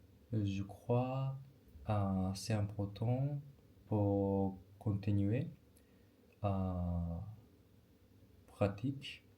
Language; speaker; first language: French; non-native, learner; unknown